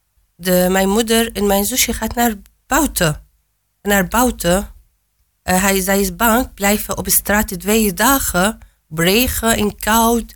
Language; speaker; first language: Dutch; non-native, learner; Arabic